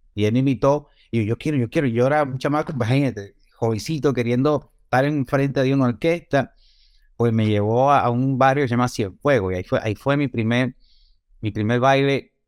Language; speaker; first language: Spanish; native; Spanish